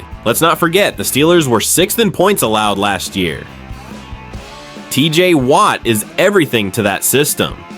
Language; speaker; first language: English; native; English